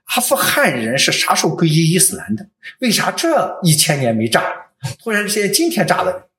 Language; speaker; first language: Chinese; non-native, local second language; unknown